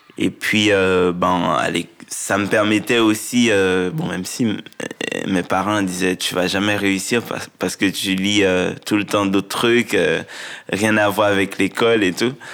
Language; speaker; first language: French; non-native, local second language; Haitian Creole